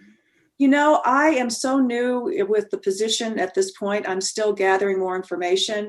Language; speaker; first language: English; native; English